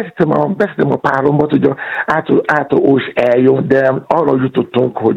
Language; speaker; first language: Hungarian; non-native, fluent; Yoruba